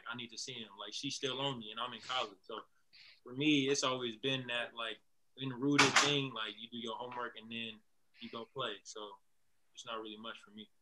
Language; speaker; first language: English; native; English